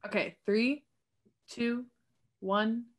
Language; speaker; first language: English; native; English